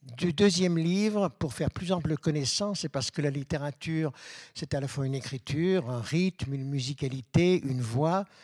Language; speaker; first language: French; native; French